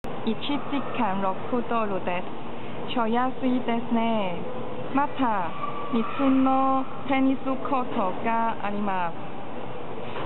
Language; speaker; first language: Japanese; non-native, learner; Cantonese